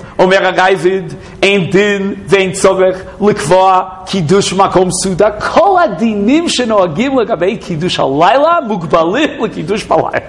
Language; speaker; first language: Hebrew; non-native, fluent; English